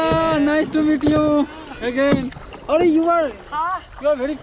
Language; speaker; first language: English; non-native, local second language; Hindi